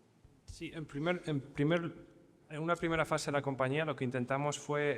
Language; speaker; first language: Spanish; native; Spanish